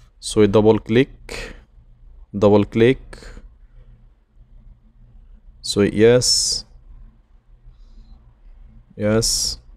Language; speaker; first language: Arabic; non-native, learner; Bangla